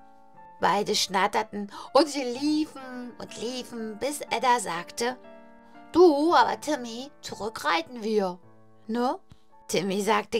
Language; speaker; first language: German; native; German